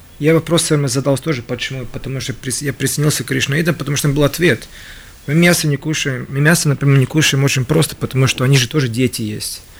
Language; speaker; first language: Russian; non-native, local second language; Latvian